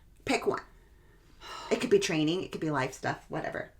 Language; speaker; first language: English; native; English